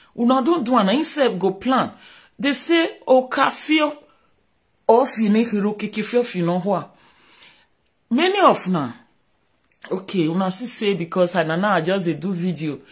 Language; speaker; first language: Nigerian Pidgin; non-native, local second language; Bini